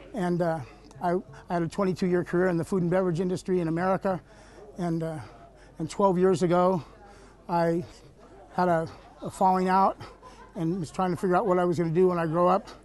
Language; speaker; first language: English; native; English